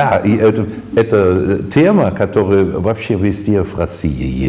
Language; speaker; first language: Russian; non-native, fluent; German